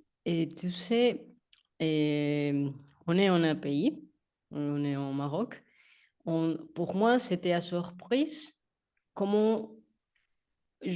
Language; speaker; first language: French; non-native, learner; Spanish